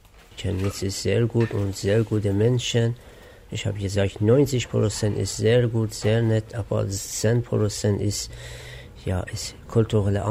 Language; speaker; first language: German; non-native, learner; Persian